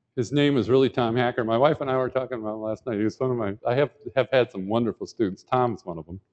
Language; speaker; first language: English; native; English